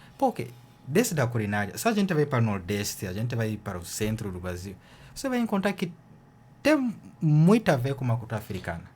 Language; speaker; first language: Portuguese; non-native, fluent; Ganda